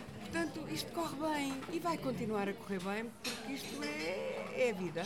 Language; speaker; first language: Portuguese; native; Portuguese